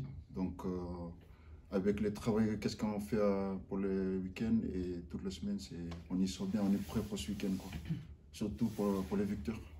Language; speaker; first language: French; non-native, learner; Fijian